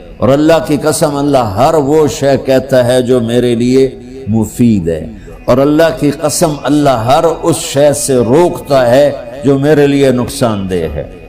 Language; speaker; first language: Urdu; non-native, local second language; Punjabi